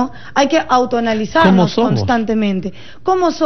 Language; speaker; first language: Spanish; native; Spanish